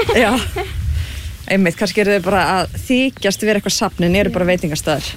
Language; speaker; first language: Icelandic; native; Icelandic